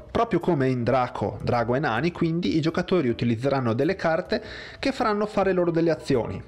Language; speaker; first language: Italian; native; Italian